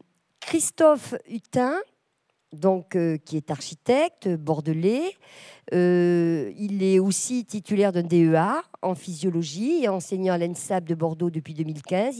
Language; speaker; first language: French; native; French